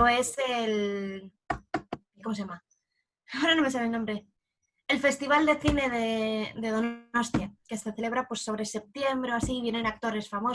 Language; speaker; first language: Spanish; native; Spanish